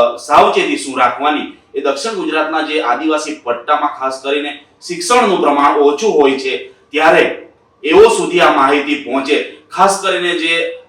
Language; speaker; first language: Gujarati; native; Gujarati